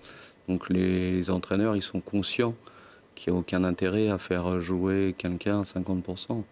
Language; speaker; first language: French; native; French